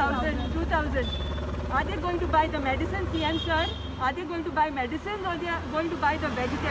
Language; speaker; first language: English; non-native, local second language; Konkani